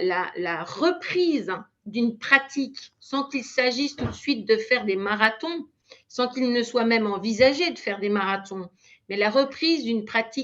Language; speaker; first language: French; native; French